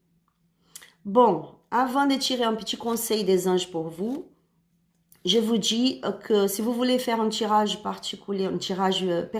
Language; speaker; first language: French; non-native, learner; Spanish